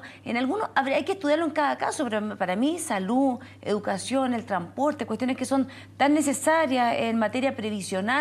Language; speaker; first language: Spanish; native; Spanish